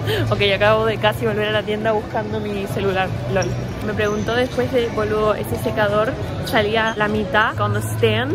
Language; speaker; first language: Spanish; early bilingual, heritage; Spanish